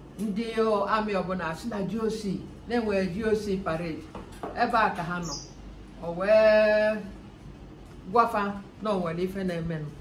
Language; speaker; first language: Igbo; native; Igbo